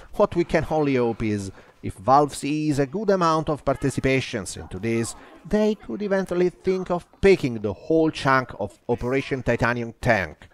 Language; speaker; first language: English; non-native, fluent; Italian